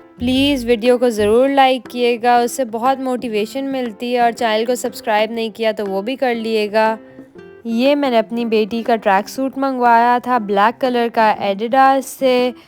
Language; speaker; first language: Hindi; native; Hindi